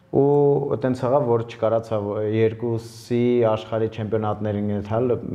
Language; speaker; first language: Armenian; early bilingual, heritage; Armenian